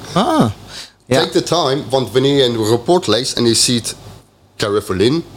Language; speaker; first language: Dutch; non-native, fluent; English